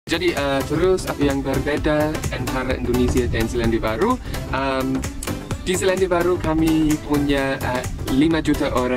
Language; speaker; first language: Indonesian; non-native, learner; English